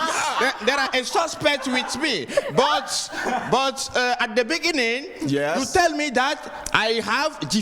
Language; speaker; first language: English; non-native, learner; French